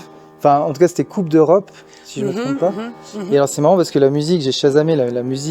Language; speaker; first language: French; native; French